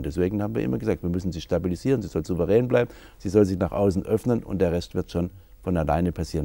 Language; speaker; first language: German; native; German